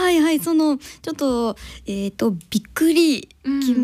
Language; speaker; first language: Japanese; non-native, learner; English